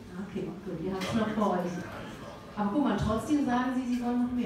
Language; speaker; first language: German; native; German